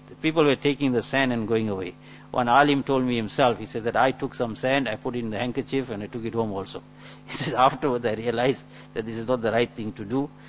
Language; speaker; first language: English; native; English